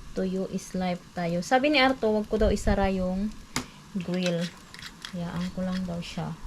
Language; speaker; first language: Filipino; non-native, local second language; Cebuano